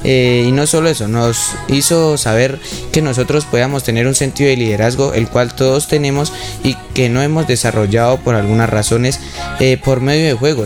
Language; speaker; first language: Spanish; native; Spanish